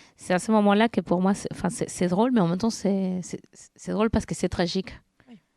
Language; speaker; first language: French; non-native, fluent; Spanish